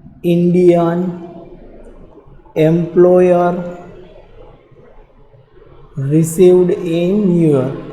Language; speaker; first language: English; non-native, local second language; Gujarati